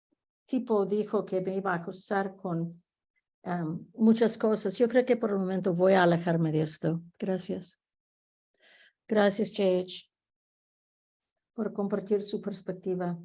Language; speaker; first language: Spanish; early bilingual, heritage; Spanish